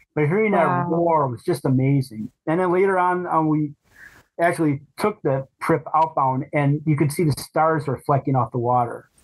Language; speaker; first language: English; native; English